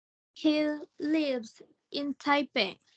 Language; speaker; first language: English; non-native, learner; Thai